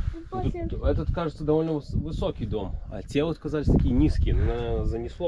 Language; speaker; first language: Russian; native; Russian